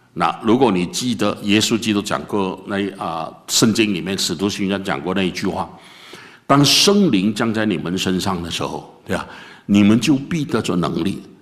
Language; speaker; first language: Chinese; native; Chinese